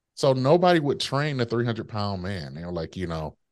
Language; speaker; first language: English; native; English